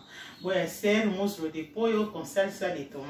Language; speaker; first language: Spanish; non-native, learner; Lingala